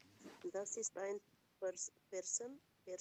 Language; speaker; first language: German; non-native, learner; Macedonian